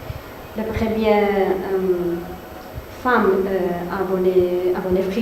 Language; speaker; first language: French; non-native, learner; Spanish